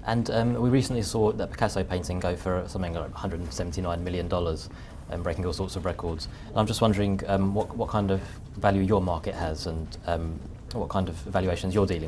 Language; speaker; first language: English; native; English